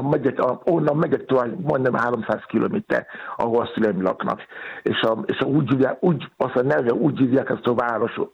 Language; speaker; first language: Hungarian; non-native, fluent; Yoruba